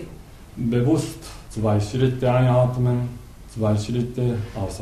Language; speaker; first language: German; non-native, learner; Japanese